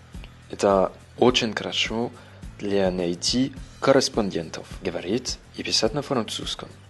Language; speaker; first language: Russian; non-native, learner; French